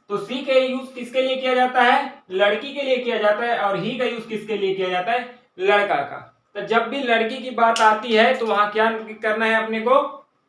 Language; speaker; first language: Hindi; native; Hindi